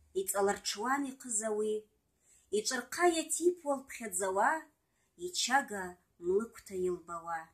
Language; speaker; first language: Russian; non-native, local second language; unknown